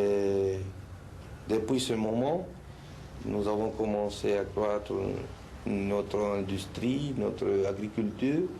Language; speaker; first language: French; non-native, fluent; Spanish